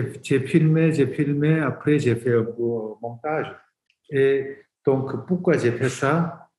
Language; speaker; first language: French; non-native, fluent; Korean